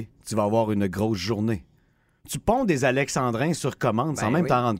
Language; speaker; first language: French; native; French